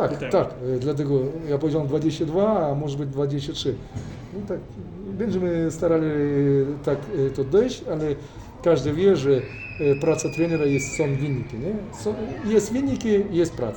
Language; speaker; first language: Polish; non-native, fluent; Russian